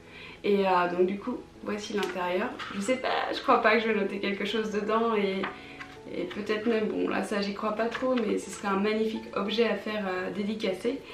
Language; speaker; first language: French; native; French